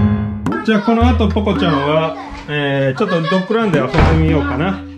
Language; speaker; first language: Japanese; native; Japanese